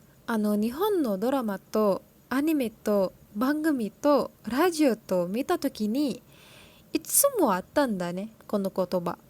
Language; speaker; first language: Japanese; non-native, learner; Malay